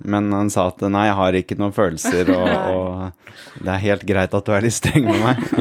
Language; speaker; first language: Norwegian; native; Norwegian